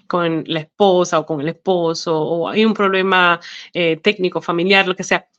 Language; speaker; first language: Spanish; native; Spanish